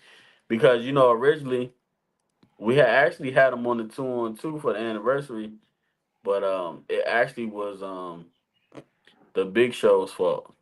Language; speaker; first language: English; native; English